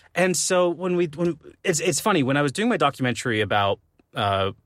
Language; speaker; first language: English; native; English